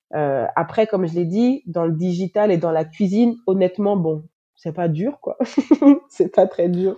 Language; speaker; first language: French; native; French